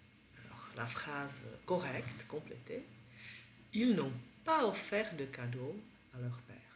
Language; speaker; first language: French; non-native, fluent; Czech